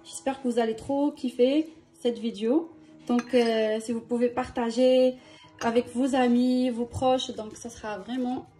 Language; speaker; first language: French; non-native, local second language; Arabic